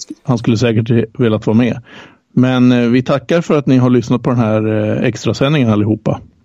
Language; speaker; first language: Swedish; native; Swedish